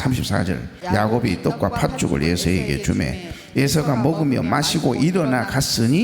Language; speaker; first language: Korean; native; Korean